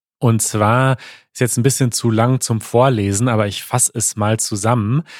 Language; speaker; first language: German; native; German